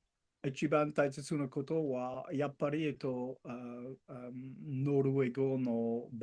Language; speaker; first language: Japanese; non-native, learner; Spanish